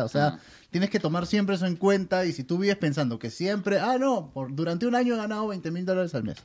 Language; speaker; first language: Spanish; native; Spanish